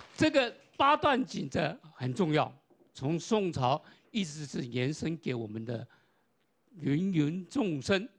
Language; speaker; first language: Chinese; non-native, local second language; Hakka Chinese